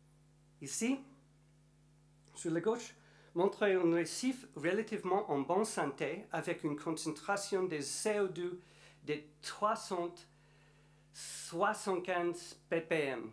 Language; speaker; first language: French; non-native, learner; English